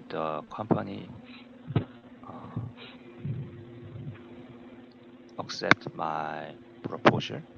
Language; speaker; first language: English; non-native, learner; Korean